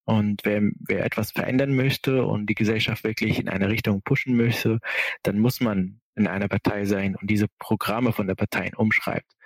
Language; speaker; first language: German; non-native, fluent; Arabic